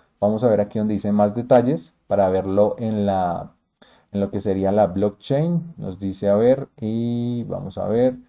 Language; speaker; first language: Spanish; native; Spanish